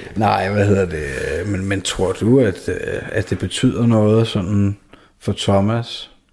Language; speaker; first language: Danish; native; Danish